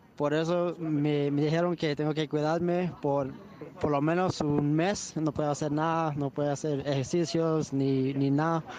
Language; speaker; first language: Spanish; non-native, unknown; English